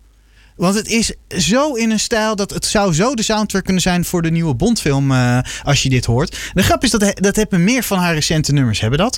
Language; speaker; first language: Dutch; native; Dutch